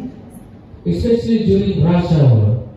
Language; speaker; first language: English; non-native, learner; Indonesian